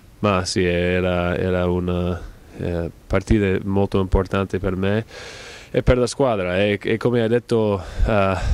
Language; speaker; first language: Italian; non-native, fluent; English